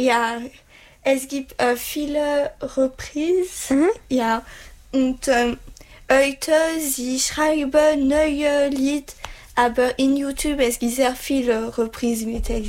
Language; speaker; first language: German; non-native, learner; French